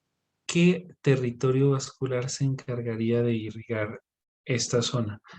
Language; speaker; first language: Spanish; native; Spanish